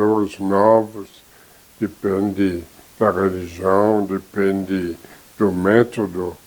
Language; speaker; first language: Portuguese; non-native, fluent; German